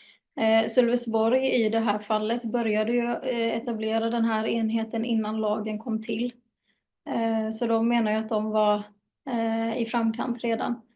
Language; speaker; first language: Swedish; native; Swedish